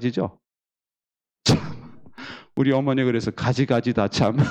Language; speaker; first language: Korean; native; Korean